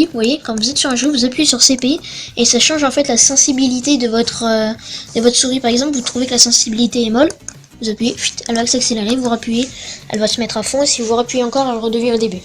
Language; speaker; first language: French; native; French